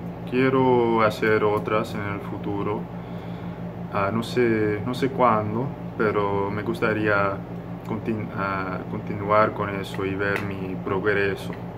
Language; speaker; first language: Spanish; non-native, learner; English